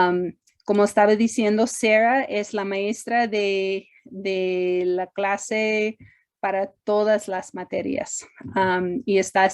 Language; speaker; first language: Spanish; non-native, fluent; English